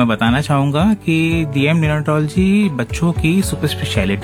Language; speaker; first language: Hindi; native; Hindi